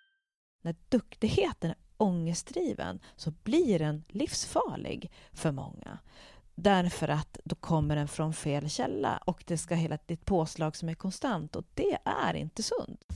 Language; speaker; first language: Swedish; native; Swedish